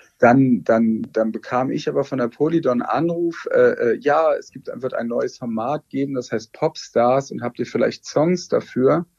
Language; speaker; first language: German; native; German